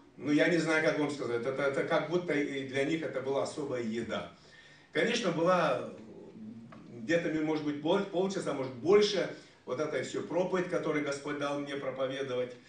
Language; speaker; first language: Russian; non-native, local second language; Ukrainian